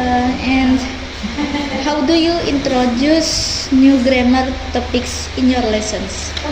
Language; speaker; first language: English; non-native, learner; Indonesian